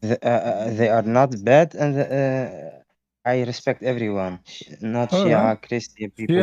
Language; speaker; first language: English; non-native, fluent; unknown